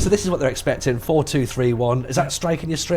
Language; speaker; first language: English; native; English